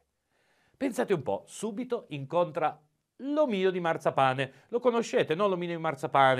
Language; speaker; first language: Italian; native; Italian